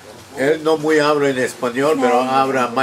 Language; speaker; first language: Spanish; non-native, local second language; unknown